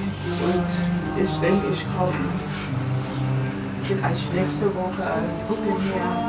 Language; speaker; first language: German; non-native, learner; English